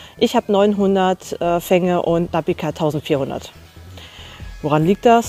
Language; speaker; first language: German; native; German